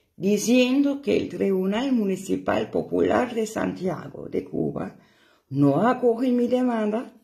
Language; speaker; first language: Spanish; non-native, fluent; German